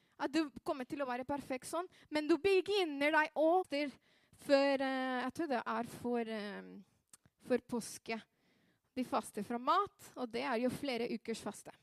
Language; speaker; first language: Norwegian; non-native, fluent; Spanish